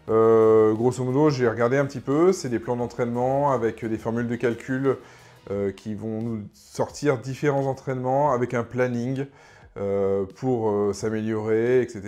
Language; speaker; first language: French; native; French